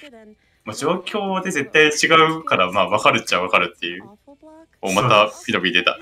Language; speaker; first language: Japanese; native; Japanese